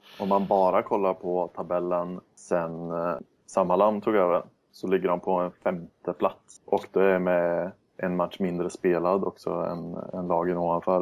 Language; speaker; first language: Swedish; native; Swedish